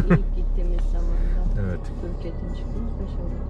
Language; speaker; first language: Turkish; non-native, learner; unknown